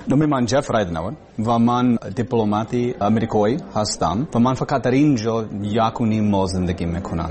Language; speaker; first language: Persian; non-native, learner; English